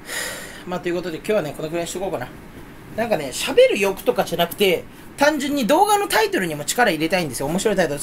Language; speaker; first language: Japanese; native; Japanese